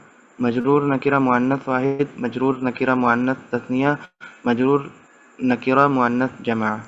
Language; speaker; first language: Arabic; non-native, learner; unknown